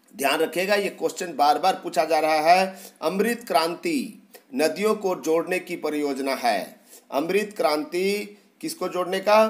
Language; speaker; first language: Hindi; native; Hindi